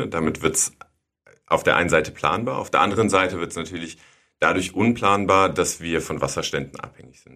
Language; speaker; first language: German; native; German